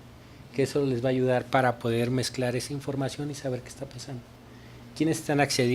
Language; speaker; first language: Spanish; native; Spanish